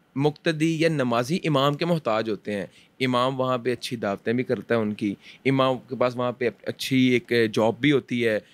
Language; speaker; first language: Urdu; early bilingual, heritage; Urdu